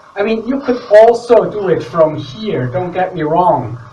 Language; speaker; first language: English; non-native, fluent; Swiss German